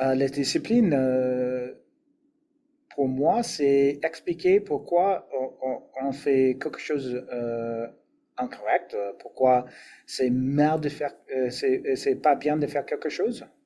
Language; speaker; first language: French; non-native, fluent; English